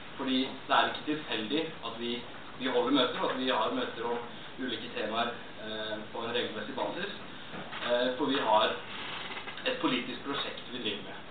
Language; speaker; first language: Norwegian; native; Norwegian